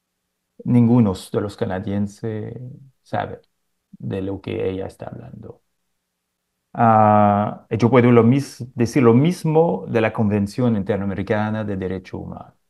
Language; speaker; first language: Spanish; non-native, fluent; French